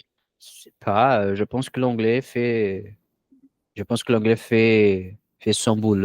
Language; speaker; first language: French; non-native, learner; Portuguese